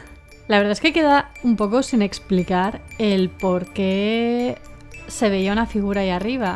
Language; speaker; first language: Spanish; native; Spanish